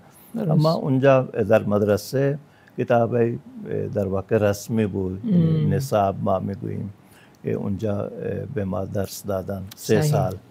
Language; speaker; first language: Persian; non-native, fluent; Punjabi